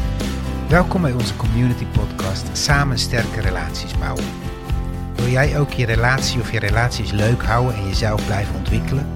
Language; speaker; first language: Dutch; native; Dutch